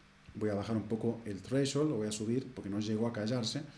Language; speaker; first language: Spanish; native; Spanish